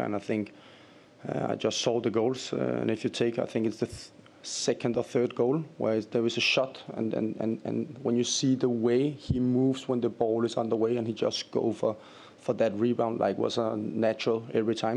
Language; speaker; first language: English; non-native, fluent; Danish